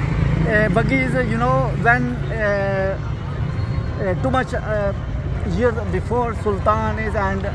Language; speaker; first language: English; non-native, learner; Spanish